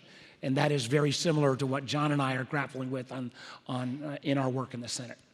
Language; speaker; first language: English; native; English